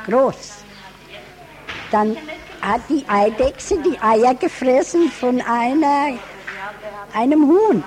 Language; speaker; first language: German; early bilingual, heritage; German